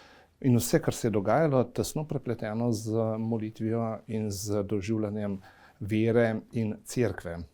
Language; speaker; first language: Slovenian; native; Slovenian